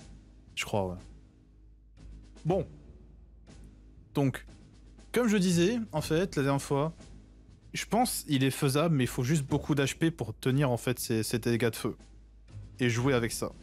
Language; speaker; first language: French; native; French